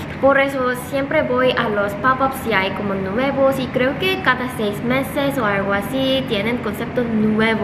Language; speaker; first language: Spanish; non-native, fluent; Korean